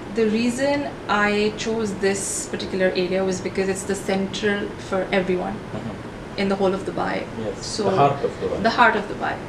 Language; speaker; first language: English; non-native, local second language; Hindi